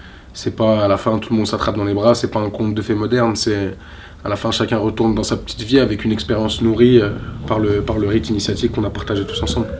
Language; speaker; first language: French; native; French